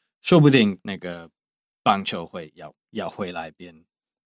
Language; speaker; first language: Chinese; non-native, fluent; English